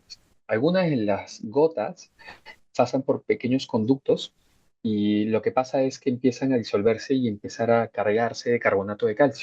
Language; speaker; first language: Spanish; native; Spanish